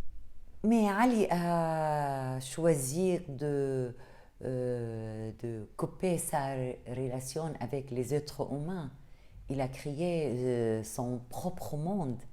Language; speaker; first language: French; non-native, fluent; Arabic